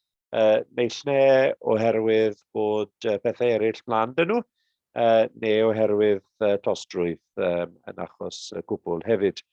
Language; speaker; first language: Welsh; native; Welsh